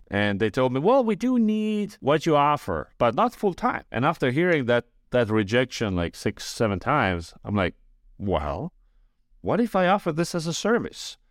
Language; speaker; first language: English; non-native, fluent; Estonian